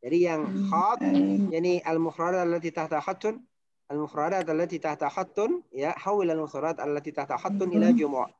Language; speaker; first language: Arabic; non-native, fluent; Indonesian